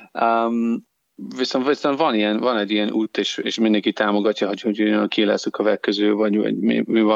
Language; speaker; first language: Hungarian; non-native, learner; English